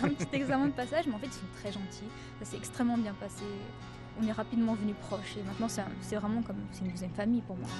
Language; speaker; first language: French; native; French